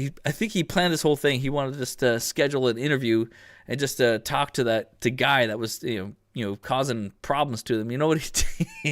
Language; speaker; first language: English; native; English